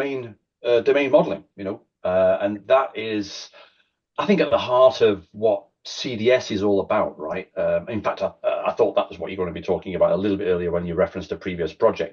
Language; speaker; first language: English; native; English